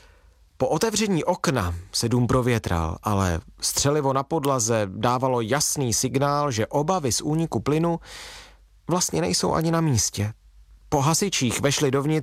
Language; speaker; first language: Czech; native; Czech